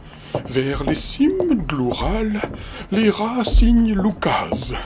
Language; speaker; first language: French; native; French